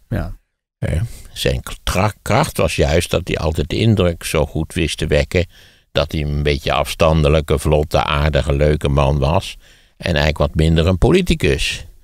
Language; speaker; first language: Dutch; native; Dutch